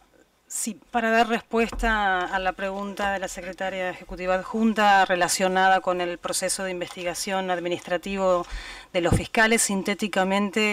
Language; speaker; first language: Spanish; native; Spanish